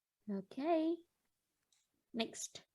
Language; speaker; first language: English; non-native, learner; Vietnamese